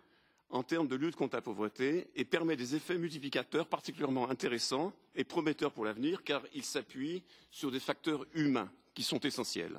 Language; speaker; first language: French; native; French